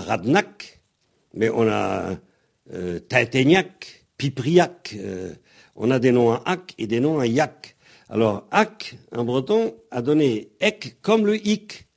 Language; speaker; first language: French; native; French